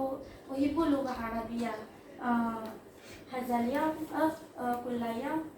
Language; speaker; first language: Arabic; non-native, learner; Indonesian